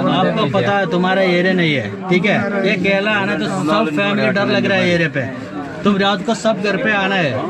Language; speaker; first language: Hindi; non-native, local second language; Malayalam